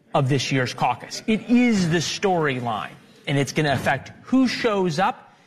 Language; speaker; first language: English; native; English